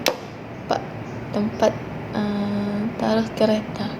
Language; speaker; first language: Indonesian; non-native, learner; Malay